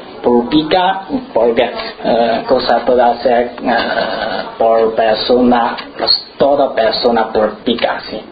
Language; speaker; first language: Spanish; non-native, learner; Chinese